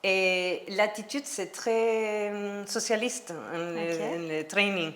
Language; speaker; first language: French; non-native, learner; Spanish